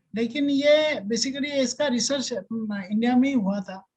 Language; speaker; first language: Hindi; non-native, local second language; Marathi